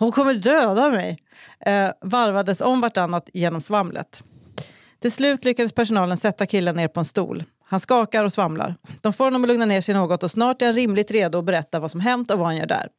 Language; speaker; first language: Swedish; native; Swedish